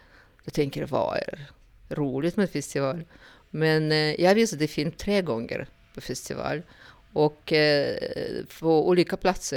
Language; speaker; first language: Swedish; non-native, fluent; Russian